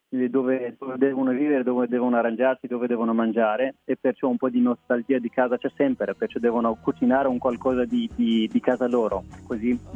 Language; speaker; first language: Italian; non-native, fluent; Persian